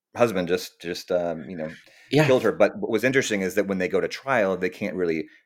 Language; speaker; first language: English; native; English